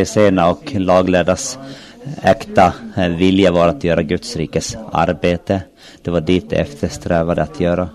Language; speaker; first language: Swedish; non-native, local second language; Finnish